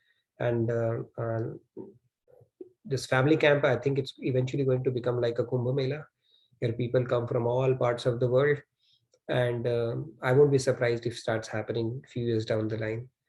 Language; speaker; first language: English; non-native, local second language; Hindi